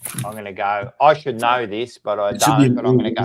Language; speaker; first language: English; native; English